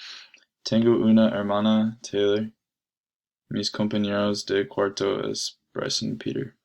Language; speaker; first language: Spanish; non-native, learner; English